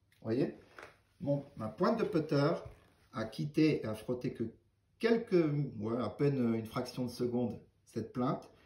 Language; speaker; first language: French; native; French